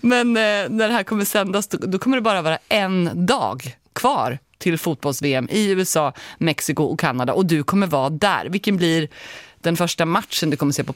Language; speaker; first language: Swedish; native; Swedish